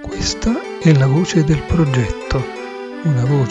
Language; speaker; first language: Italian; native; Italian